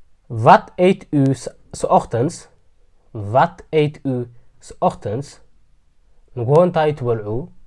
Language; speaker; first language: Dutch; non-native, learner; Tigrinya